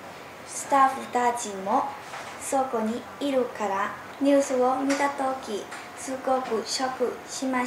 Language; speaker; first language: Japanese; non-native, learner; Thai